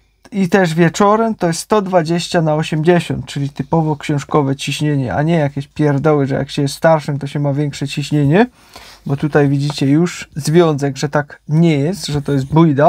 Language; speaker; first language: Polish; native; Polish